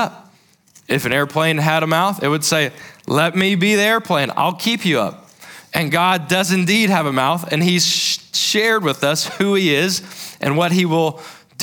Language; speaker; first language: English; native; English